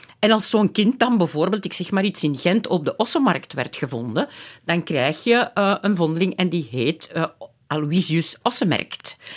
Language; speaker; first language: Dutch; native; Dutch